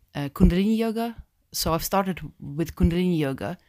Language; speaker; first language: English; non-native, fluent; Russian